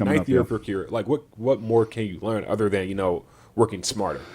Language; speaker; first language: English; native; English